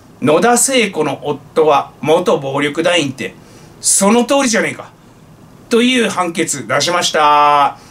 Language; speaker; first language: Japanese; native; Japanese